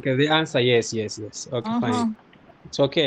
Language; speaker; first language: English; non-native, fluent; Nyanja